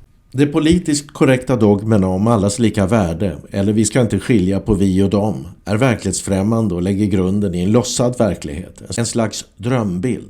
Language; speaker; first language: Swedish; native; Swedish